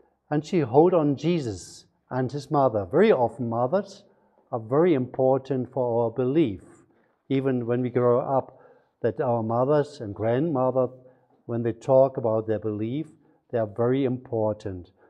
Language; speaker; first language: English; non-native, fluent; German